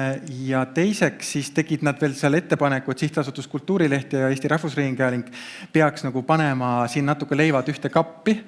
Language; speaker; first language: Estonian; native; Estonian